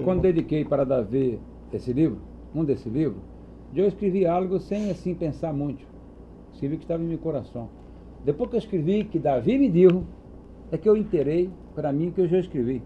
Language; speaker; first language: Spanish; non-native, learner; Portuguese